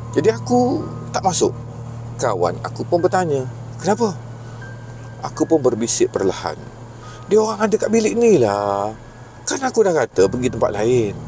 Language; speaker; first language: Malay; native; Malay